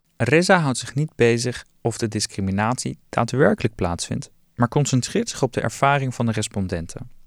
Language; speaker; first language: Dutch; early bilingual, other home language; Turkish